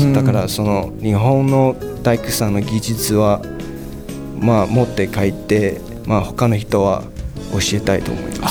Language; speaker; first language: Japanese; non-native, learner; Chinese